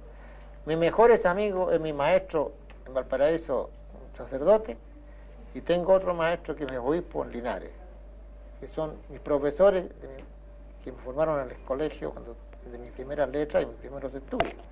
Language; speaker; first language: Spanish; native; Spanish